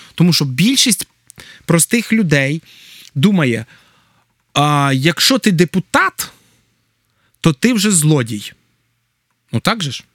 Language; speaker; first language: Ukrainian; native; Ukrainian